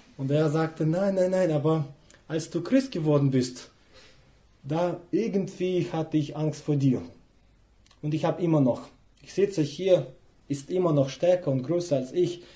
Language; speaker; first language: German; non-native, fluent; Russian